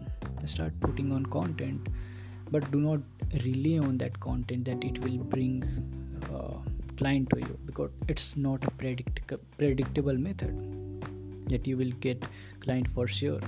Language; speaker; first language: English; non-native, local second language; Hindi